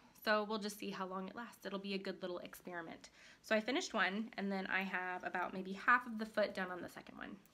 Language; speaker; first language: English; native; English